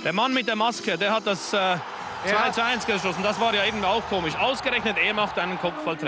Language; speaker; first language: German; native; German